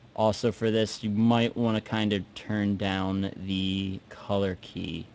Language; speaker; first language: English; native; English